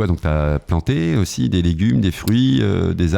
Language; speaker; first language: French; native; French